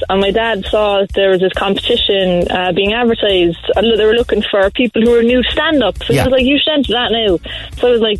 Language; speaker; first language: English; native; English